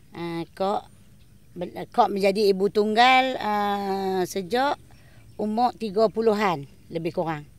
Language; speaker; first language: Malay; native; Malay